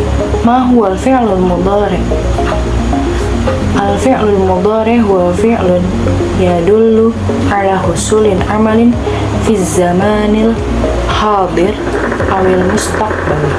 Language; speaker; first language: Arabic; non-native, learner; Indonesian